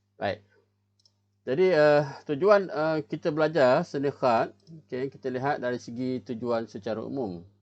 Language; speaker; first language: Malay; native; Malay